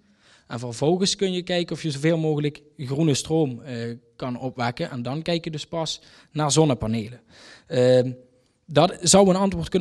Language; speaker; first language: Dutch; native; Dutch